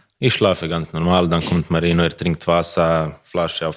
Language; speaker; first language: German; non-native, learner; Croatian